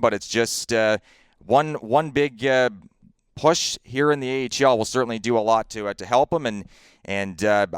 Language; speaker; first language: English; native; English